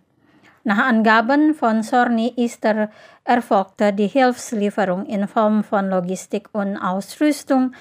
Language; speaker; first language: German; non-native, fluent; Indonesian